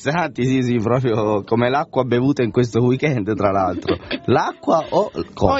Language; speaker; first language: Italian; native; Italian